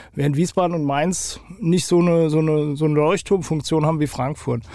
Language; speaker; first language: German; native; German